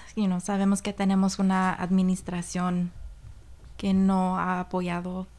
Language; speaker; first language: Spanish; early bilingual, heritage; Spanish